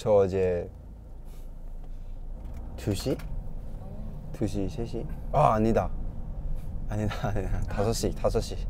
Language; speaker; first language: Korean; non-native, fluent; Cantonese